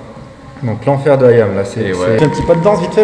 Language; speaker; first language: French; native; French